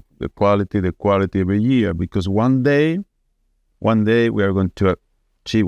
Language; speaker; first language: English; non-native, fluent; Spanish